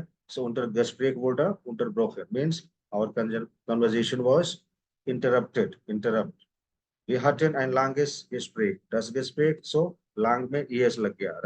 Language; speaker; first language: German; non-native, fluent; Hindi